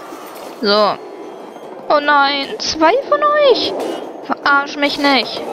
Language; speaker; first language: German; native; German